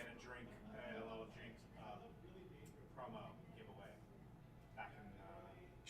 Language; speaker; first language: English; native; English